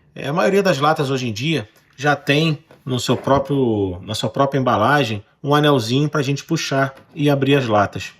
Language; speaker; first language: Portuguese; native; Portuguese